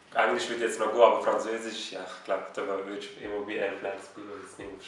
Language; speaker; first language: German; native; German